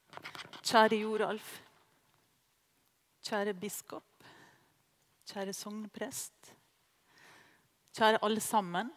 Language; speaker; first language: Norwegian; native; Norwegian